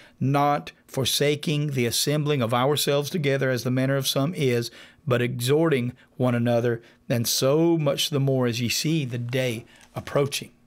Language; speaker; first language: English; native; English